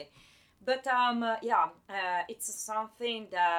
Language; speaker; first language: English; non-native, fluent; Italian